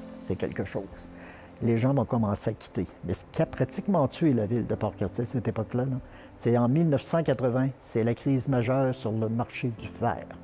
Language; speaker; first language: French; native; French